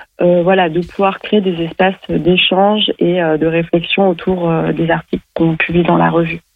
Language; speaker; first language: French; native; French